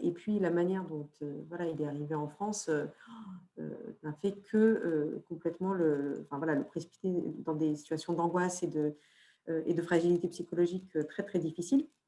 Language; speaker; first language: French; native; French